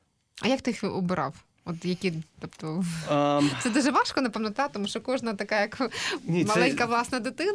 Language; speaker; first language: Ukrainian; native; Ukrainian